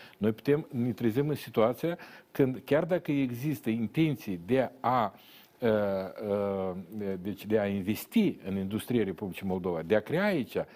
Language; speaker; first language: Romanian; native; Romanian